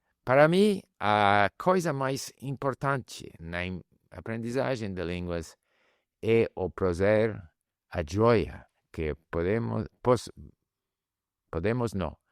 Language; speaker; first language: Portuguese; non-native, learner; English